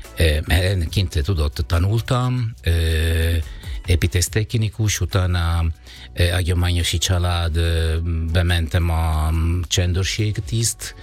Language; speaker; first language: Hungarian; non-native, fluent; Italian